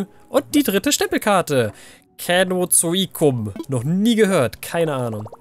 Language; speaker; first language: German; native; German